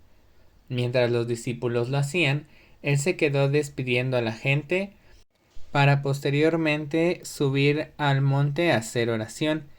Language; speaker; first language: Spanish; native; Spanish